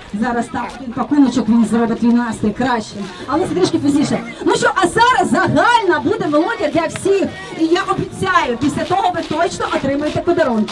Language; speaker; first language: Ukrainian; native; Ukrainian